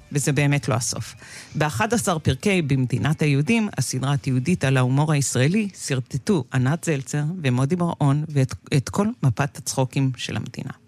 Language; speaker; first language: Hebrew; native; Hebrew